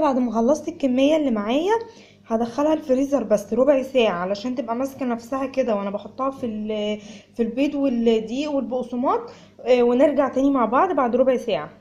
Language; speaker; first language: Arabic; native; Arabic